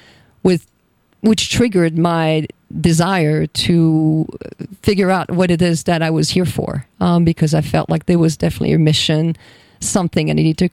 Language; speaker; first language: English; non-native, fluent; French